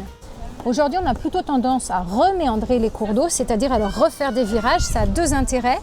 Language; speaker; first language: French; native; French